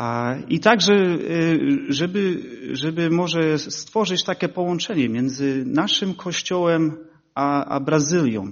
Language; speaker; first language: Polish; early bilingual, heritage; Polish